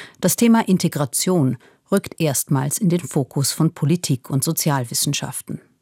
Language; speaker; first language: German; native; German